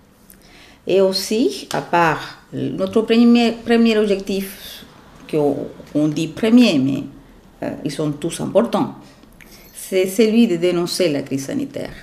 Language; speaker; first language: French; non-native, fluent; Spanish